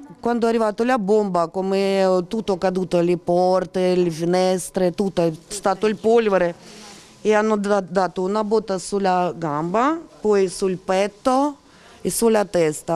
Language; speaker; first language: Italian; non-native, learner; Ukrainian